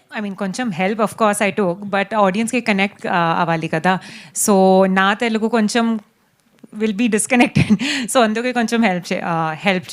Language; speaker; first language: Telugu; non-native, learner; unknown